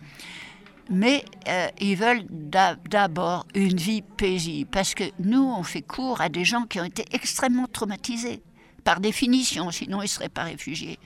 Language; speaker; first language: French; native; French